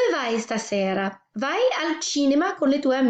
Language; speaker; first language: Italian; non-native, fluent; English